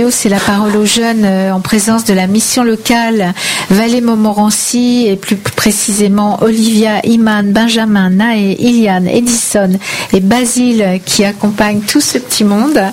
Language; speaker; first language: French; native; French